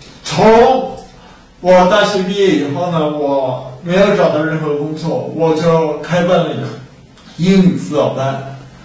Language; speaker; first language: Chinese; native; Chinese